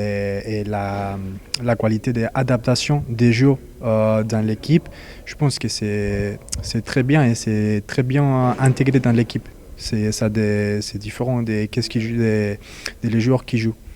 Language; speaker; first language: French; non-native, fluent; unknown